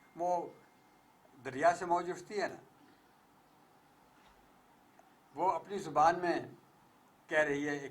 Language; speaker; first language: Urdu; native; Urdu